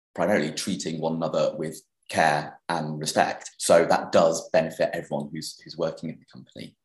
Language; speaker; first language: English; native; English